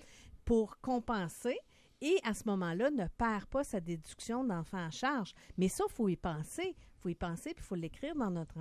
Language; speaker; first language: French; native; French